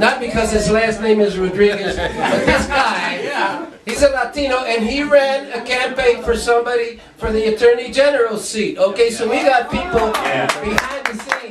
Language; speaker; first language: English; non-native, fluent; Spanish